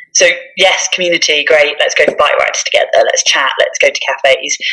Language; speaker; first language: English; native; English